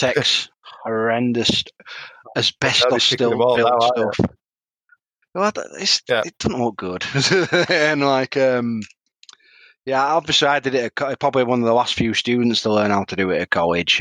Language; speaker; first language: English; native; English